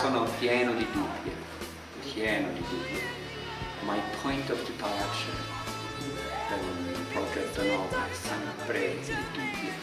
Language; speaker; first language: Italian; non-native, learner; German